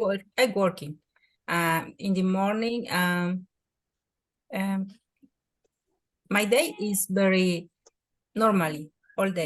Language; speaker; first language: English; non-native, learner; Spanish